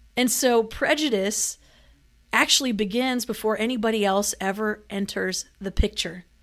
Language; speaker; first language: English; native; English